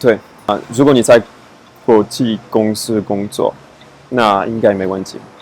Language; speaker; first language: Chinese; non-native, fluent; French